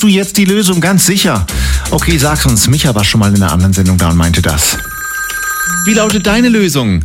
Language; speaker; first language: German; native; German